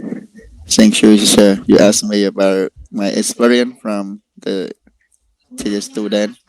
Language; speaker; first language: English; non-native, learner; Khmer